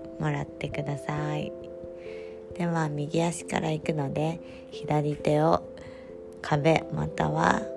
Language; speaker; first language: Japanese; native; Japanese